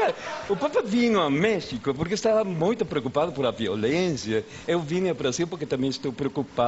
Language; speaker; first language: Portuguese; non-native, fluent; Spanish